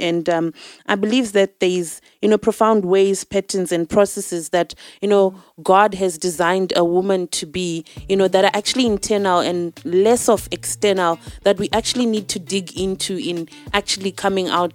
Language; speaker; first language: English; non-native, local second language; Shona